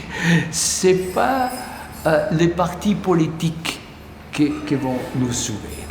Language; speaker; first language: French; non-native, learner; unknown